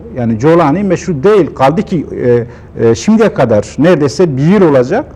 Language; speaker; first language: Turkish; non-native, local second language; Kurdish